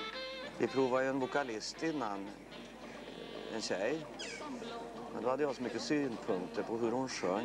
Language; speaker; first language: Swedish; native; Swedish